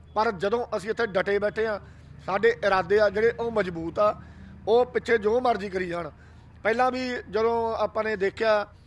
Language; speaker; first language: Punjabi; native; Punjabi